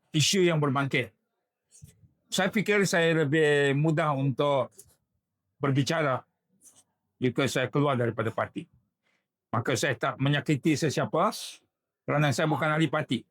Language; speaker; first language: Malay; native; Malay